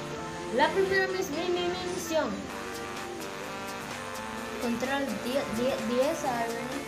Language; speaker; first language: Spanish; early bilingual, heritage; Spanish